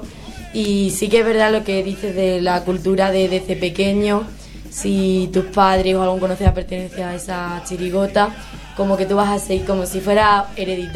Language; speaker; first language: Spanish; native; Spanish